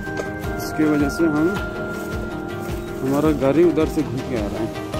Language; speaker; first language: Hindi; non-native, local second language; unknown